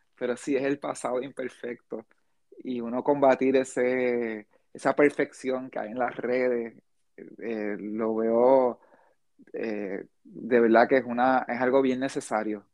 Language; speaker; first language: Spanish; early bilingual, heritage; Spanish